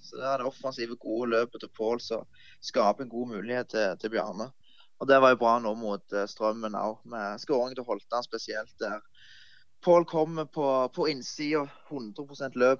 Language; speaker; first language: Norwegian; native; Norwegian